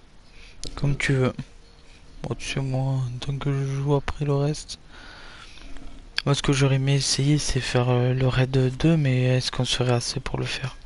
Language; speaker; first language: French; native; French